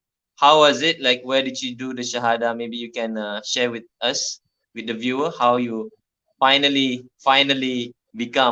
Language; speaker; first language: English; non-native, fluent; Malay